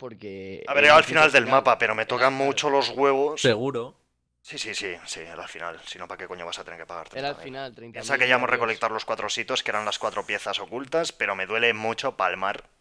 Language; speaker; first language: Spanish; native; Spanish